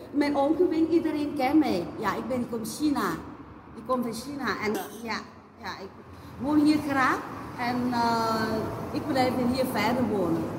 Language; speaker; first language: Dutch; non-native, learner; Chinese